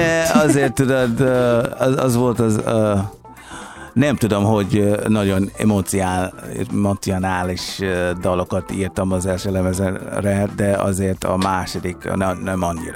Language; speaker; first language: Hungarian; non-native, fluent; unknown